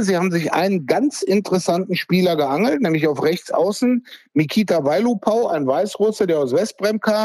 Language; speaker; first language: German; native; German